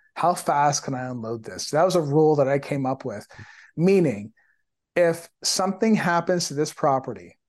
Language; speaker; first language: English; native; English